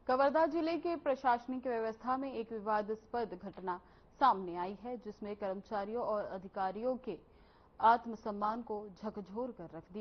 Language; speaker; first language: Hindi; native; Hindi